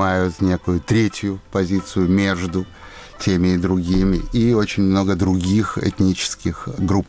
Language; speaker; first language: Russian; native; Russian